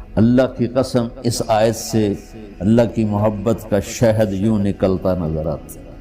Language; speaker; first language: Urdu; non-native, local second language; Punjabi